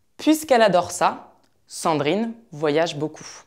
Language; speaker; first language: French; native; French